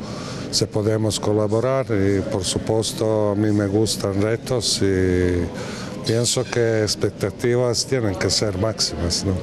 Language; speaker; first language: Spanish; non-native, fluent; Croatian